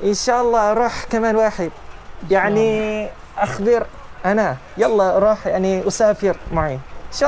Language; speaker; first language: Arabic; non-native, learner; Thai